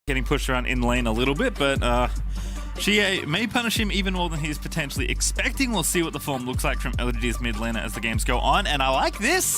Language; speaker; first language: English; native; English